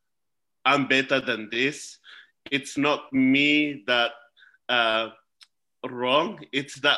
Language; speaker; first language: English; non-native, fluent; Indonesian